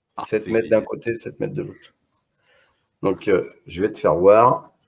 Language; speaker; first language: French; native; French